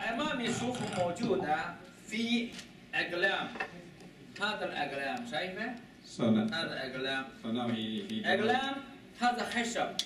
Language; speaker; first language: Arabic; non-native, learner; Chinese